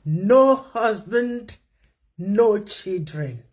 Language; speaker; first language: English; non-native, local second language; Yoruba